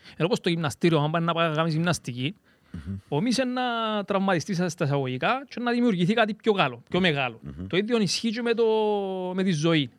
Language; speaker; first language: Greek; native; Greek